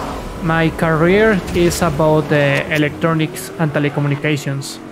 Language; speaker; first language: English; non-native, learner; Spanish